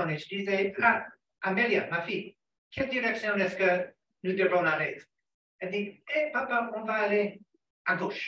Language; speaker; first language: French; non-native, fluent; English